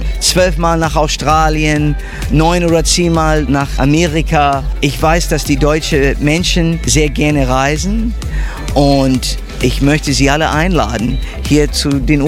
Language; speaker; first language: German; non-native, fluent; English